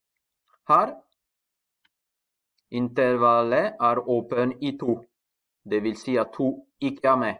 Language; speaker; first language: Norwegian; non-native, fluent; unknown